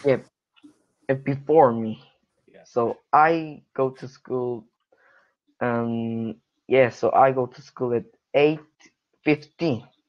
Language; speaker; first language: English; non-native, learner; Korean